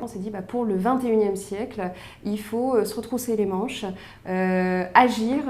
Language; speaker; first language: French; native; French